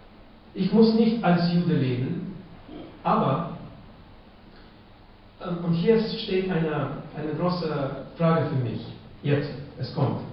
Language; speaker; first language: German; non-native, fluent; Russian